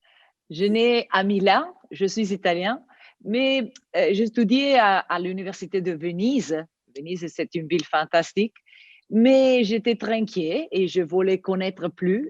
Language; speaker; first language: French; non-native, learner; Italian